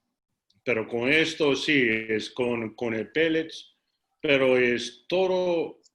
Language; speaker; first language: Spanish; non-native, learner; English